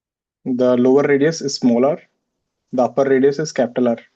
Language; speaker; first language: English; non-native, local second language; Hindi